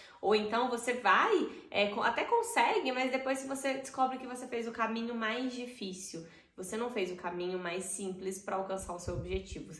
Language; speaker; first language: Portuguese; native; Portuguese